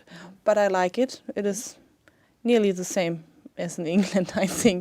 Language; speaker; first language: English; non-native, fluent; German